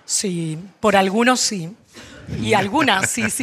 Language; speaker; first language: Spanish; native; Spanish